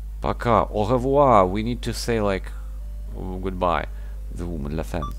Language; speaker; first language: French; non-native, learner; Russian